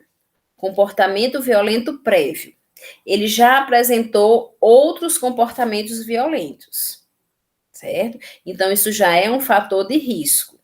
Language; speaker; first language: Portuguese; native; Portuguese